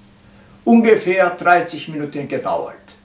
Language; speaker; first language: German; non-native, learner; Korean